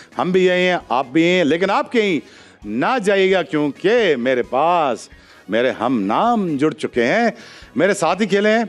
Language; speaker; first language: Urdu; non-native, local second language; Punjabi